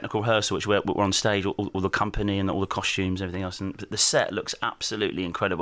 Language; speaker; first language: English; native; English